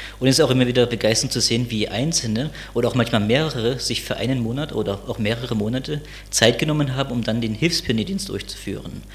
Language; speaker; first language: German; native; German